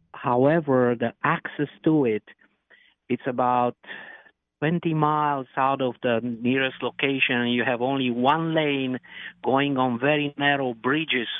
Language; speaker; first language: English; non-native, fluent; Romanian